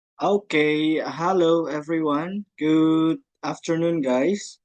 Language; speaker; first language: English; non-native, fluent; Indonesian